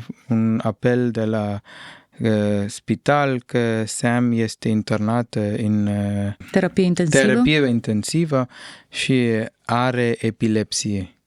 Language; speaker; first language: Romanian; non-native, fluent; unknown